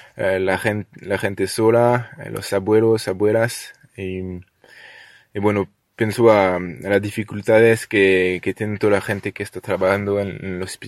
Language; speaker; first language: Spanish; non-native, learner; French